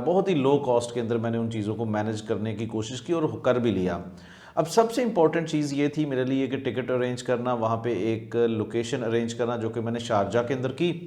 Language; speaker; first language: Urdu; non-native, local second language; Punjabi